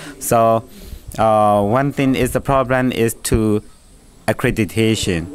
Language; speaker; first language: English; non-native, learner; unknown